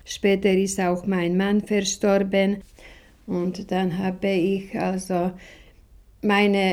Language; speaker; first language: German; non-native, fluent; Slovak